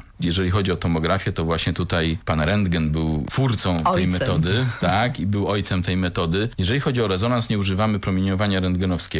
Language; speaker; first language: Polish; native; Polish